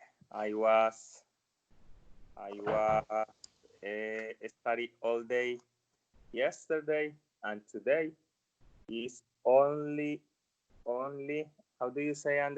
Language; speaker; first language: English; non-native, learner; Spanish